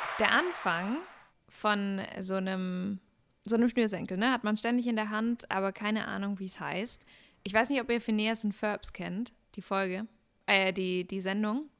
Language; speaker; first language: German; native; German